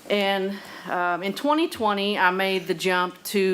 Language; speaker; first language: English; native; English